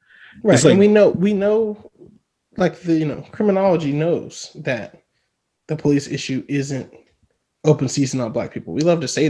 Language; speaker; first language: English; native; English